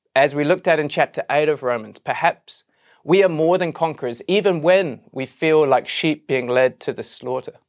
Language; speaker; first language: English; native; English